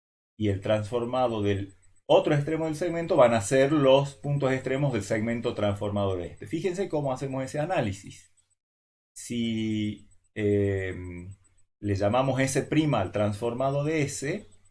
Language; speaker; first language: Spanish; native; Spanish